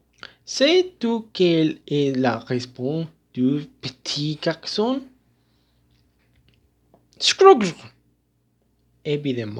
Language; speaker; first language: French; non-native, learner; Spanish